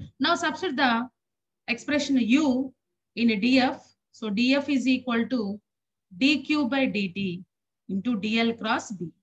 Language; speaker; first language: English; non-native, local second language; Telugu